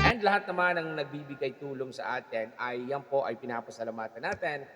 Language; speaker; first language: Filipino; non-native, local second language; Bikol